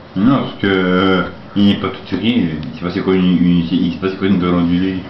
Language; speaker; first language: French; native; French